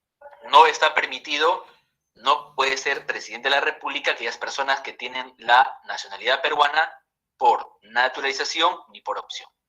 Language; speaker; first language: Spanish; native; Spanish